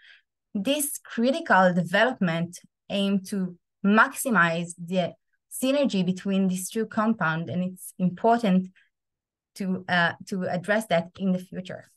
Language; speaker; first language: English; non-native, fluent; Hebrew